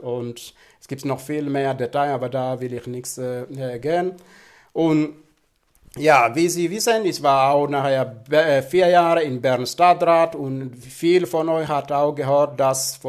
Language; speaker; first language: German; non-native, fluent; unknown